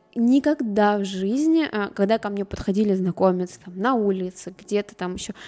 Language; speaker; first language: Russian; early bilingual, other home language; Armenian